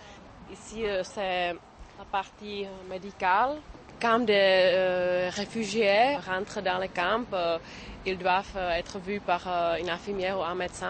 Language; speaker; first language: French; non-native, fluent; Czech